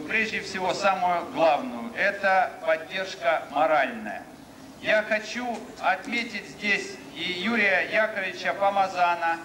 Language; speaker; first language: Russian; native; Russian